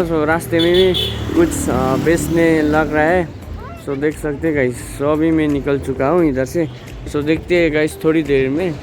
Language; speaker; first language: Hindi; non-native, local second language; Nepali